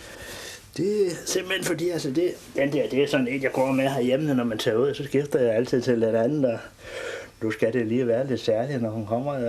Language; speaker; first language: Danish; native; Danish